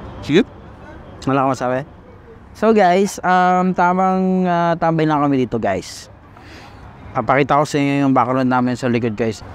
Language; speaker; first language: Filipino; non-native, local second language; Hiligaynon